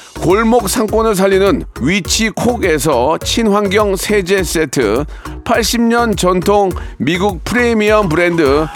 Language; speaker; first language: Korean; native; Korean